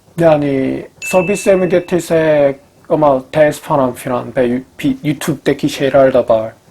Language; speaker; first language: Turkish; non-native, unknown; Korean